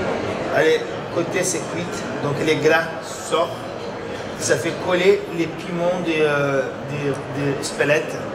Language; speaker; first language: French; non-native, learner; Portuguese